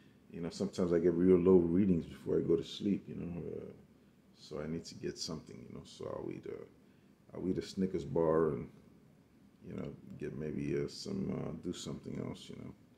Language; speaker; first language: English; native; English